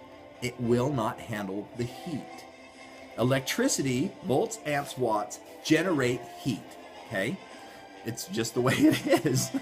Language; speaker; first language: English; native; English